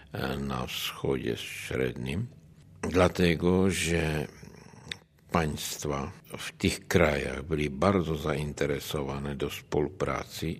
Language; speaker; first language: Polish; non-native, learner; Czech